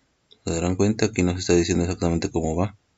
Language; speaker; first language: Spanish; native; Spanish